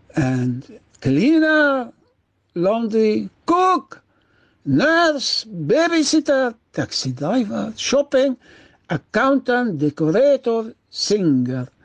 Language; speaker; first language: English; non-native, fluent; Arabic